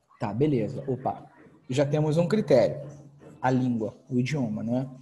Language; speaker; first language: Portuguese; native; Portuguese